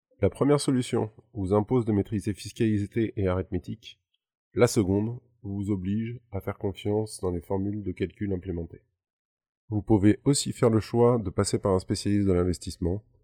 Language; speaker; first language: French; native; French